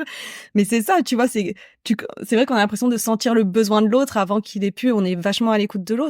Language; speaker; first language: French; native; French